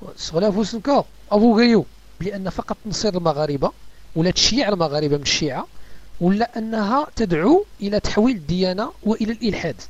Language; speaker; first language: Arabic; native; Arabic